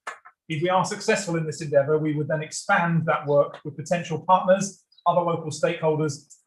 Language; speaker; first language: English; native; English